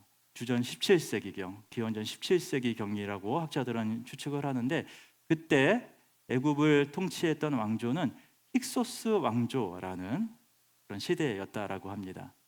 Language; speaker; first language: Korean; native; Korean